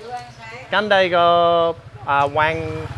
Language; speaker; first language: Vietnamese; non-native, learner; English